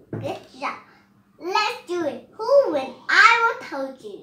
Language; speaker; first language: English; non-native, learner; Vietnamese